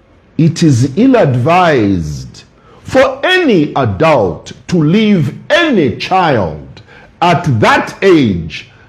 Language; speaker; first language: English; non-native, local second language; Bemba